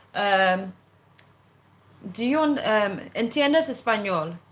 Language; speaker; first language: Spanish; non-native, learner; English